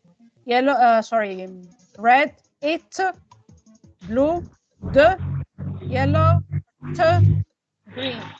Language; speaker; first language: English; non-native, fluent; Arabic